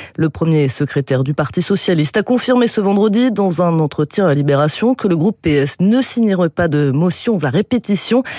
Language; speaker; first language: French; native; French